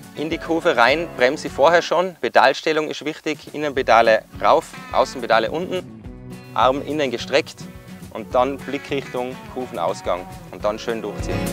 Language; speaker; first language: German; native; German